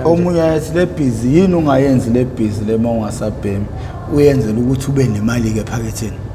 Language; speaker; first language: Zulu; native; Zulu